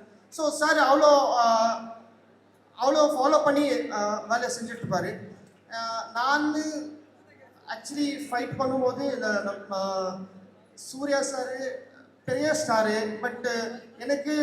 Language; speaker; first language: Tamil; non-native, local second language; Kannada